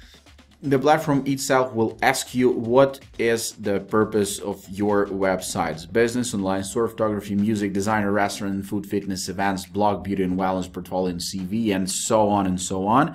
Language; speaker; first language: English; non-native, fluent; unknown